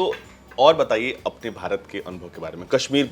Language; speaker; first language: Hindi; native; Hindi